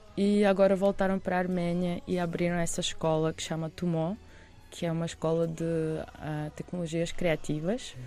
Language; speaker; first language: Portuguese; non-native, fluent; Russian